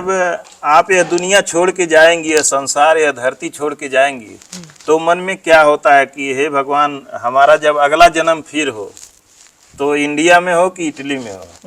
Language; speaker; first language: Hindi; native; Hindi